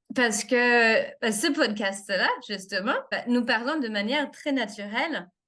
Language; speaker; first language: French; non-native, fluent; English